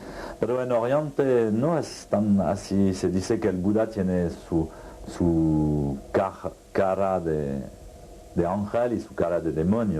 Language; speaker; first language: Spanish; non-native, fluent; French